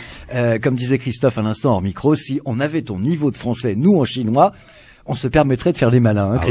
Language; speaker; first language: French; native; French